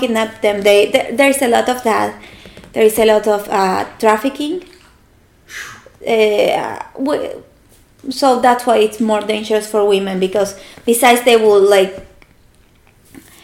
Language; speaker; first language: English; non-native, fluent; Spanish